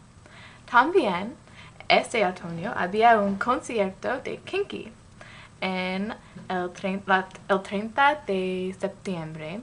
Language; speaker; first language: Spanish; non-native, learner; English